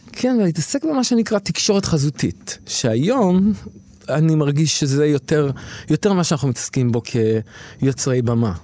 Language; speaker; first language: Hebrew; native; Hebrew